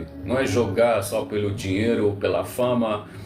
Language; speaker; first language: Portuguese; non-native, local second language; Arabic